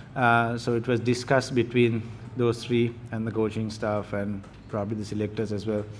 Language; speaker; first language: English; non-native, local second language; Sinhala